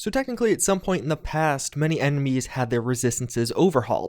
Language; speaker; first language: English; native; English